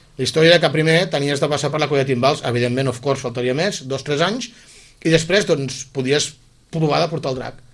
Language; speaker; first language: Catalan; native; Catalan